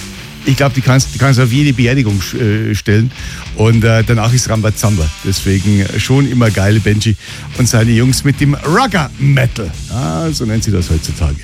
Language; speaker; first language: German; native; German